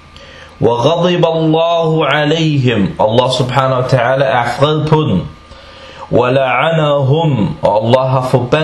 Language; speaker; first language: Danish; early bilingual, other home language; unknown